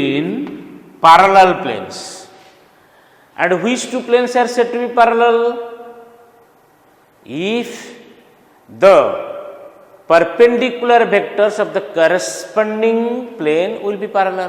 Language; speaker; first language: English; non-native, local second language; Odia